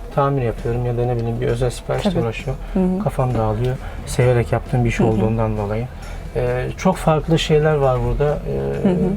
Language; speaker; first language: Turkish; native; Turkish